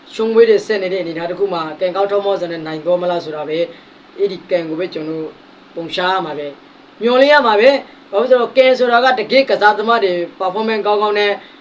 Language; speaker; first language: Burmese; native; Burmese